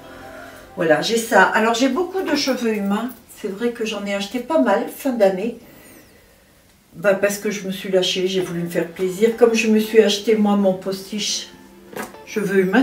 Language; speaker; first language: French; native; French